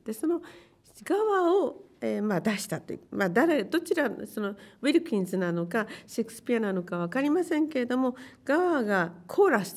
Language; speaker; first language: Japanese; native; Japanese